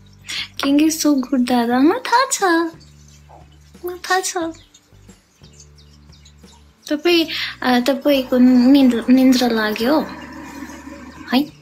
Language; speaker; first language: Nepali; non-native, learner; Hindi